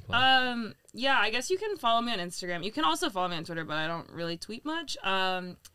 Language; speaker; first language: English; native; English